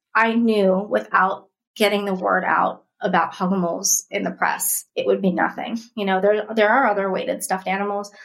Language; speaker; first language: English; early bilingual, other home language; Russian